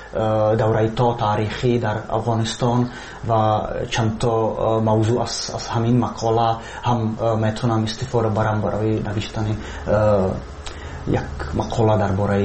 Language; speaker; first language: Persian; non-native, fluent; Slovak